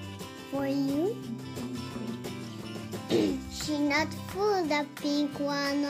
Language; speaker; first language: English; non-native, learner; French